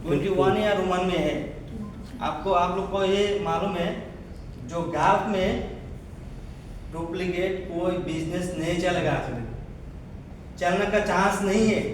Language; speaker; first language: Hindi; non-native, fluent; Bangla